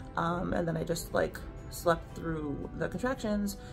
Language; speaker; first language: English; native; English